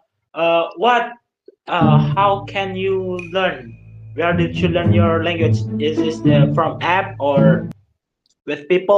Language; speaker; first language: English; non-native, learner; Indonesian